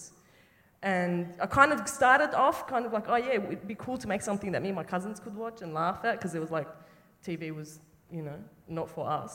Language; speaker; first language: English; native; English